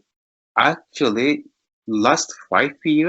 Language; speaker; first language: English; non-native, learner; Turkish